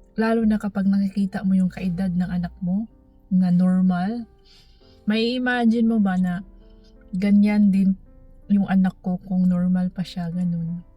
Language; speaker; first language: Filipino; non-native, local second language; Cebuano